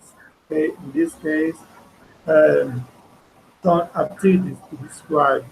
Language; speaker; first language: English; non-native, fluent; Spanish